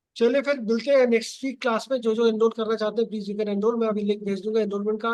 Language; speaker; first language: Hindi; native; Hindi